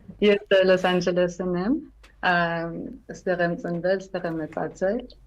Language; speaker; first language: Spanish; non-native, fluent; Armenian